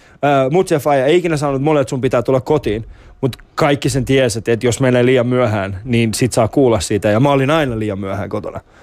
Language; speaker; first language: Finnish; early bilingual, other home language; Persian